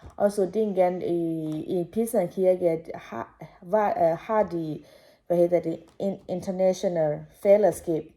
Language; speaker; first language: Danish; non-native, learner; Burmese